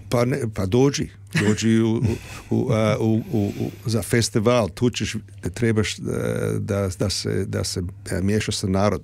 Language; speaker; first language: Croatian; early bilingual, heritage; Serbian